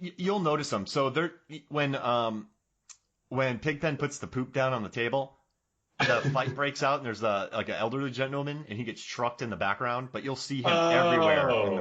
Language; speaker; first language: English; native; English